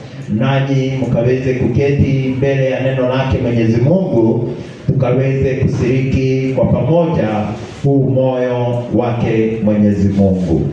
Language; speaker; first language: Swahili; non-native, local second language; Kikuyu